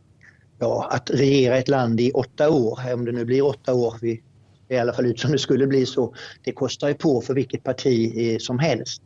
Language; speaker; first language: Swedish; native; Swedish